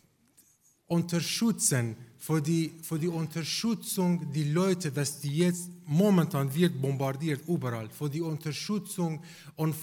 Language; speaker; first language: German; non-native, fluent; Persian